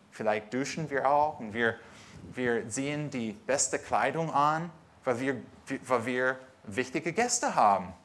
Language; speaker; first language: German; non-native, fluent; English